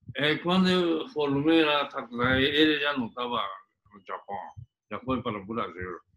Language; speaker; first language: Portuguese; non-native, fluent; Japanese